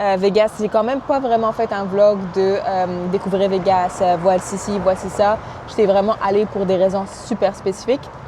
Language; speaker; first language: French; non-native, local second language; Arabic